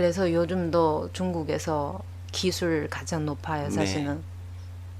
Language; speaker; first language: Korean; non-native, learner; Chinese